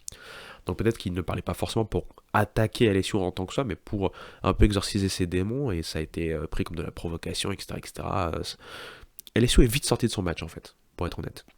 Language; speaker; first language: French; native; French